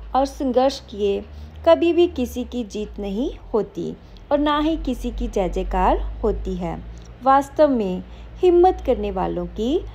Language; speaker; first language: Hindi; non-native, local second language; Punjabi